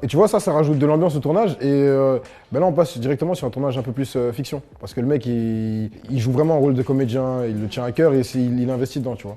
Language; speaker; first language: French; native; French